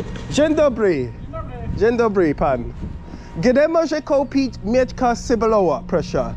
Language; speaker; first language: Polish; non-native, learner; English